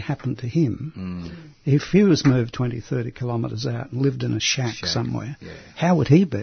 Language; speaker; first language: English; non-native, local second language; Greek